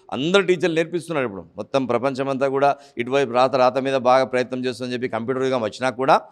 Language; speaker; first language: Telugu; native; Telugu